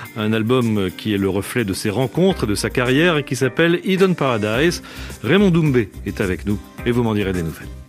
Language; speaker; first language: French; native; French